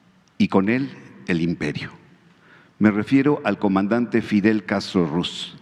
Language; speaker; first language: Spanish; native; Spanish